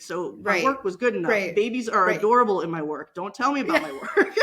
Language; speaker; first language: English; native; English